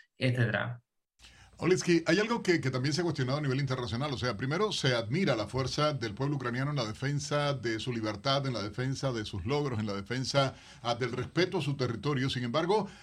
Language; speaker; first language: Spanish; non-native, fluent; Ukrainian